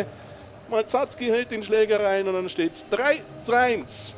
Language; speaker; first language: German; native; German